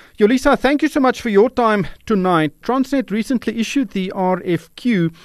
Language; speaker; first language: English; non-native, local second language; Afrikaans